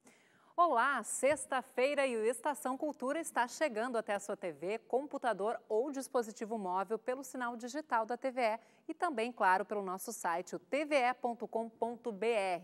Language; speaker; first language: Portuguese; native; Portuguese